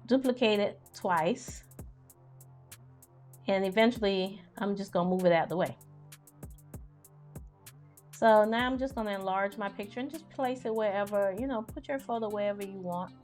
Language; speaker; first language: English; native; English